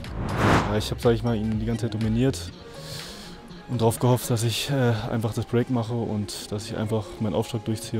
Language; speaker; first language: German; native; German